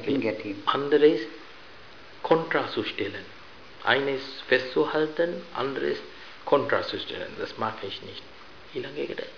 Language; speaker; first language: German; non-native, fluent; Sinhala